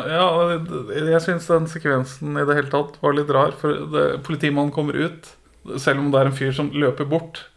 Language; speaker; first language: Norwegian; early bilingual, other home language; Persian